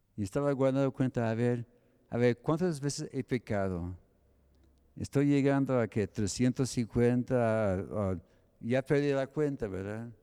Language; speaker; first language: Spanish; non-native, fluent; English